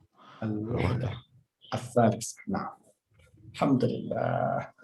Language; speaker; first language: Arabic; non-native, fluent; Indonesian